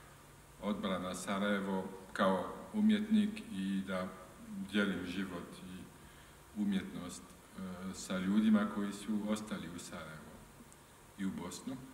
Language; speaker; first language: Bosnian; non-native, learner; French